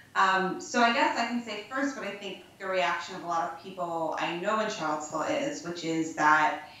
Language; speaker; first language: English; native; English